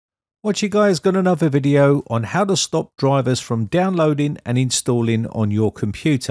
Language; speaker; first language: English; native; English